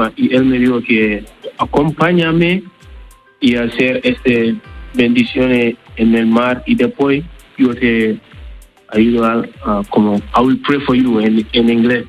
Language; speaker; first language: Spanish; non-native, learner; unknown